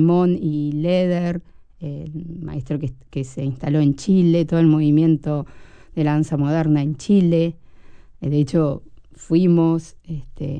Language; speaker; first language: Spanish; native; Spanish